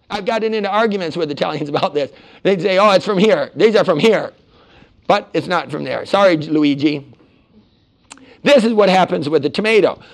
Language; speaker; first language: English; native; English